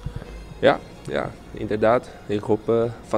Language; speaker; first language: Dutch; non-native, learner; Portuguese